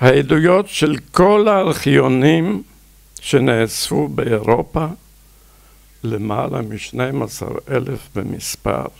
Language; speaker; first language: Hebrew; non-native, fluent; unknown